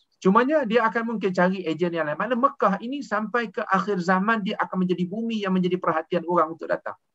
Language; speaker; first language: Malay; native; Malay